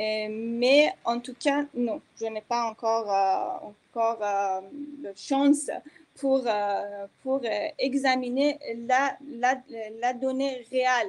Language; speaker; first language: French; non-native, fluent; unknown